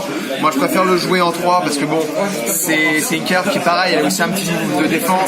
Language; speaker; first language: French; native; French